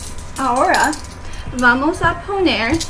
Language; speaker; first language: Spanish; non-native, learner; English